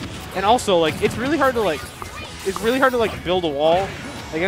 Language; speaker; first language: English; native; English